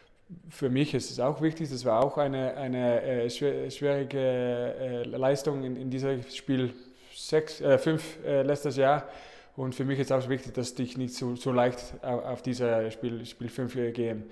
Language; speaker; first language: German; non-native, learner; Danish